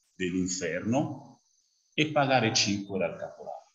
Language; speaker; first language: Italian; non-native, fluent; French